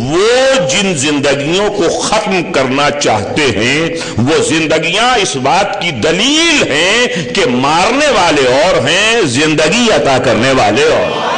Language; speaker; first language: Urdu; native; Urdu